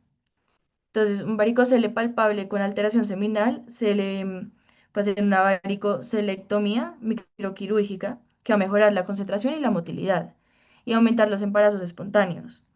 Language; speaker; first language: Spanish; native; Spanish